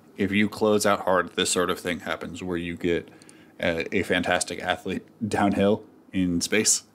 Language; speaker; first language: English; native; English